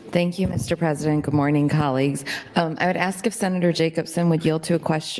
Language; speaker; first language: English; native; English